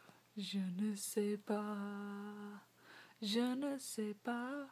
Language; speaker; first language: French; non-native, learner; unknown